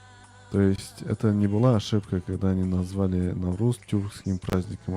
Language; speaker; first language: Russian; non-native, local second language; Tajik